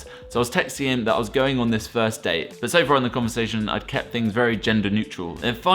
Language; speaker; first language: English; native; English